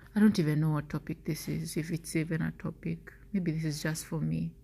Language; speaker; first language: English; non-native, local second language; Swahili